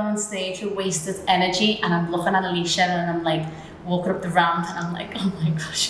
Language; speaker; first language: English; native; English